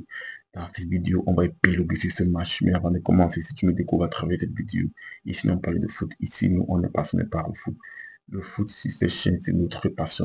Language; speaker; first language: French; native; French